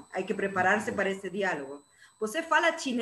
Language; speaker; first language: Portuguese; non-native, learner; Spanish